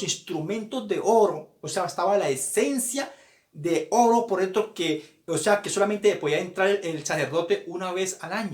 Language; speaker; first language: Spanish; native; Spanish